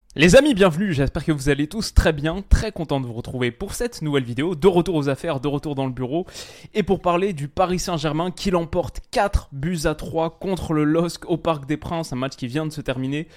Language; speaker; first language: French; native; French